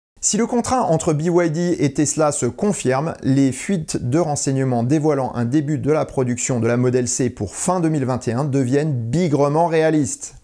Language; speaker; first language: French; native; French